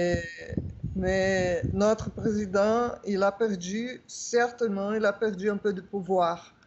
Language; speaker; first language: French; non-native, fluent; Portuguese